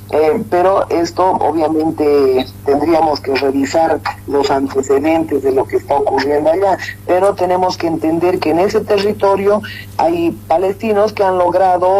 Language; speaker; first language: Spanish; native; Spanish